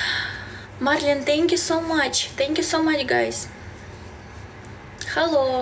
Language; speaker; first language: English; non-native, learner; Belarusian